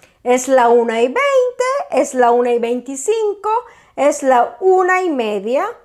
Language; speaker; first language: Spanish; native; Spanish